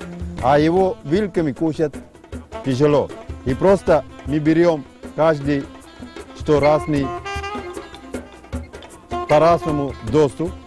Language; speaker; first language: Russian; non-native, fluent; Sinhala